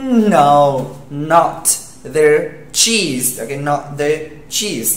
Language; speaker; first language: English; non-native, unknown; Vietnamese